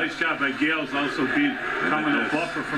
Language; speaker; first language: English; native; English